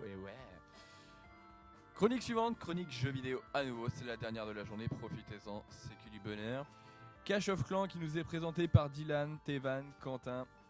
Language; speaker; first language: French; native; French